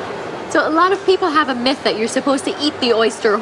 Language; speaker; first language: English; native; English